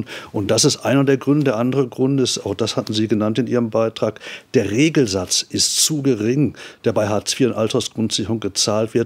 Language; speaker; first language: German; native; German